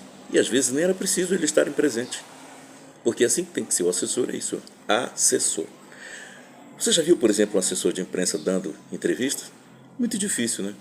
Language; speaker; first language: Portuguese; native; Portuguese